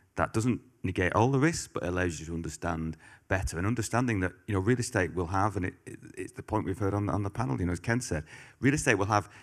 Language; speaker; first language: English; native; English